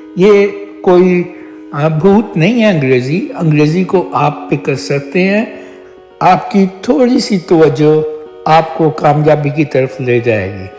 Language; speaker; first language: Urdu; native; Urdu